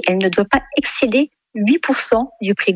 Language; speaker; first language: French; native; French